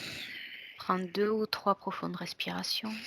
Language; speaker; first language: French; native; French